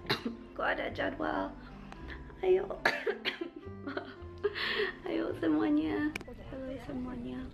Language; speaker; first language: Indonesian; non-native, learner; Japanese